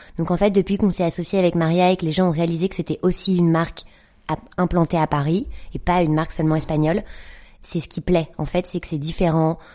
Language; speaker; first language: French; native; French